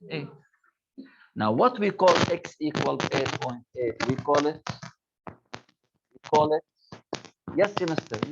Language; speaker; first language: English; non-native, local second language; Arabic